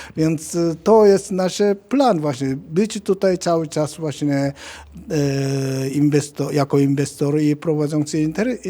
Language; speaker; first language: Polish; non-native, learner; Korean